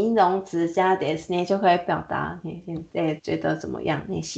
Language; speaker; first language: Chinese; non-native, fluent; Japanese